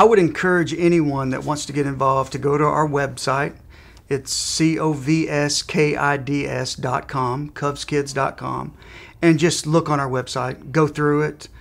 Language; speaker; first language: English; native; English